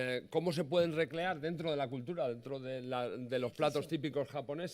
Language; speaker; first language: Spanish; native; Spanish